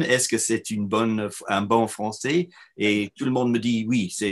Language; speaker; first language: French; non-native, fluent; English